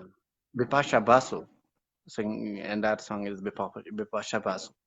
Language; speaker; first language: English; non-native, learner; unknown